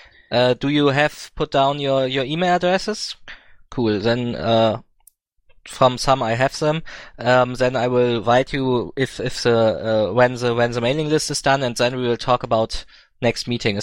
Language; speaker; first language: English; non-native, fluent; German